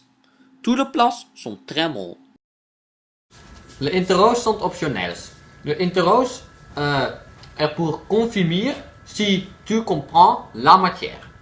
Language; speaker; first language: French; non-native, learner; Dutch